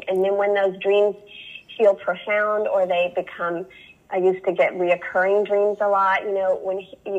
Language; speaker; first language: English; native; English